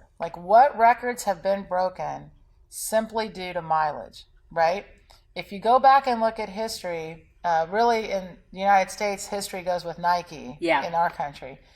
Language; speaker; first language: English; native; English